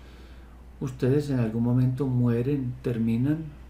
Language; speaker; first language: Spanish; native; Spanish